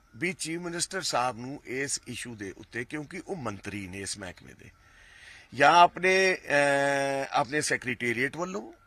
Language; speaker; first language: Punjabi; native; Punjabi